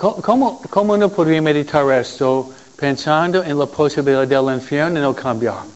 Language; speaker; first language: Spanish; non-native, fluent; English